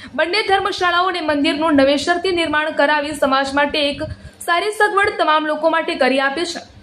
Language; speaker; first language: Gujarati; native; Gujarati